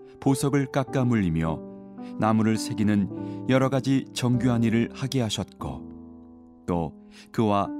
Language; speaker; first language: Korean; native; Korean